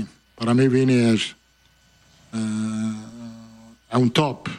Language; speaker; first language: Portuguese; non-native, fluent; Italian